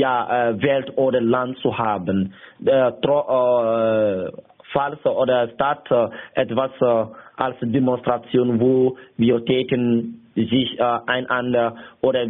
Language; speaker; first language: German; non-native, learner; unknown